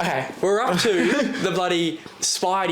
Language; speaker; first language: English; native; English